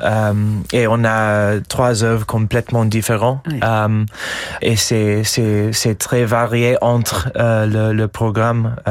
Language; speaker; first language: French; non-native, fluent; English